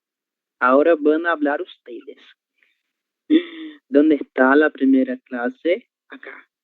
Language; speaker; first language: Spanish; non-native, learner; Portuguese